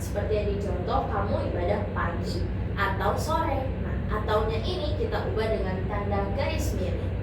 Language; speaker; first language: Indonesian; native; Indonesian